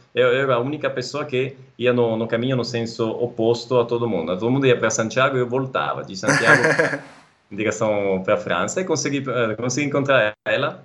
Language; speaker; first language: Portuguese; non-native, fluent; Italian